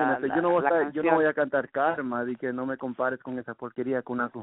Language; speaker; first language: Spanish; early bilingual, heritage; Spanish